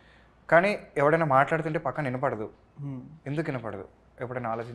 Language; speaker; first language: Telugu; native; Telugu